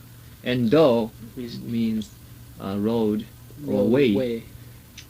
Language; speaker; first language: English; non-native, learner; Japanese